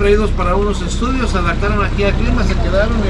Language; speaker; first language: Spanish; native; Spanish